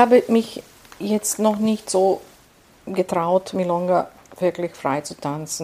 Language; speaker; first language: German; non-native, fluent; Serbian